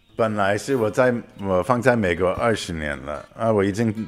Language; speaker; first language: Chinese; non-native, fluent; English